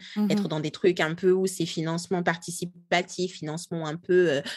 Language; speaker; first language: French; non-native, local second language; Lingala